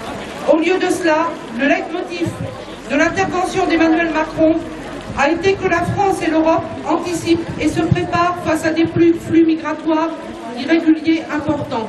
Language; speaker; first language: French; native; French